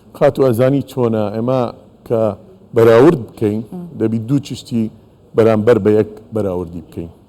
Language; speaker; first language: Central Kurdish; non-native, local second language; Assyrian Neo-Aramaic